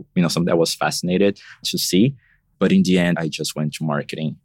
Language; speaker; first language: English; non-native, fluent; Portuguese